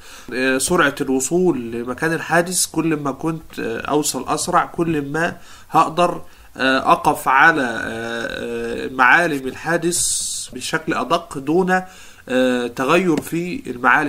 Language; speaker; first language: Arabic; native; Arabic